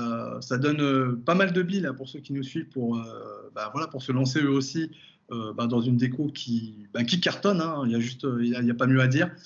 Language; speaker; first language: French; native; French